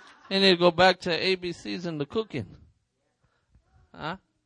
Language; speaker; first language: English; early bilingual, other home language; Spanish